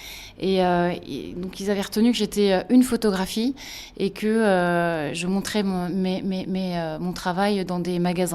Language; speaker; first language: French; native; French